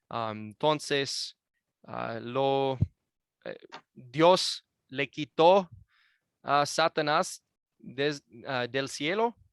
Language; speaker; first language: Spanish; non-native, fluent; English